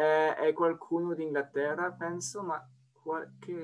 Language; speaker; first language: Italian; non-native, fluent; French